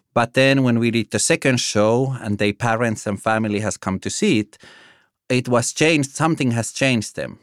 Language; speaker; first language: English; non-native, fluent; Finnish